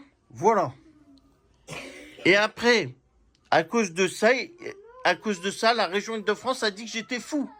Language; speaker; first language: French; native; French